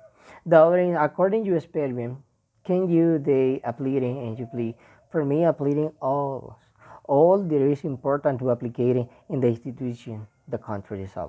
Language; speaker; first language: English; non-native, learner; Spanish